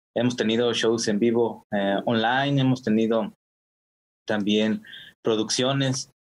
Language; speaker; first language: Spanish; native; Spanish